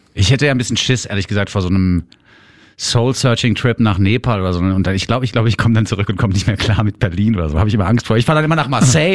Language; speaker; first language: German; native; German